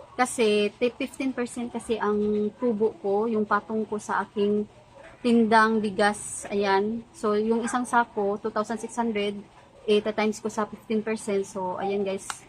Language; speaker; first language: Filipino; non-native, local second language; Cebuano